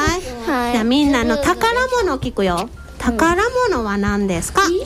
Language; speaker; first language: Japanese; native; Japanese